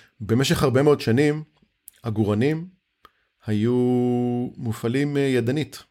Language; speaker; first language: Hebrew; native; Hebrew